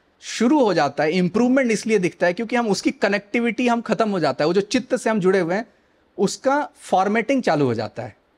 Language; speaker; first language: Hindi; native; Hindi